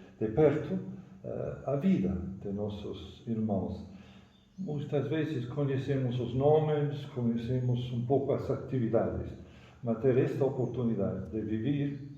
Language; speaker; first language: Portuguese; non-native, fluent; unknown